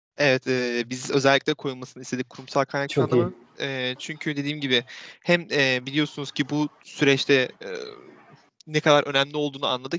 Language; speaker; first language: Turkish; native; Turkish